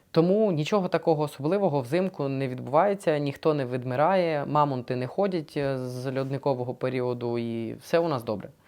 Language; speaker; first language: Ukrainian; non-native, local second language; Russian